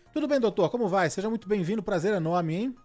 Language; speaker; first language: Portuguese; native; Portuguese